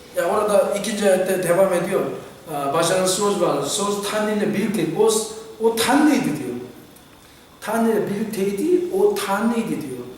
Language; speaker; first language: Turkish; non-native, fluent; Korean